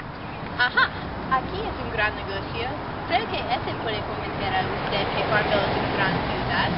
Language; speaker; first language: Spanish; non-native, learner; English